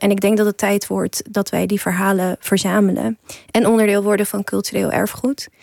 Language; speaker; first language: Dutch; early bilingual, other home language; Persian